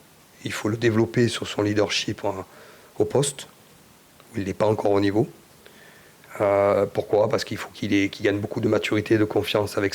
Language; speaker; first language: French; native; French